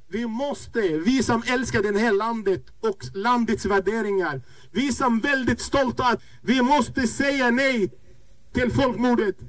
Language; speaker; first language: Swedish; non-native, fluent; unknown